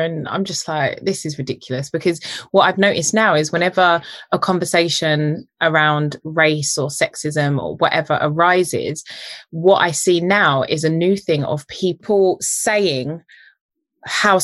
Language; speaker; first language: English; native; English